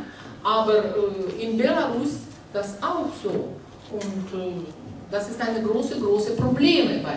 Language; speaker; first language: German; non-native, learner; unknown